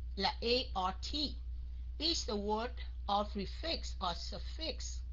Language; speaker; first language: English; non-native, fluent; Vietnamese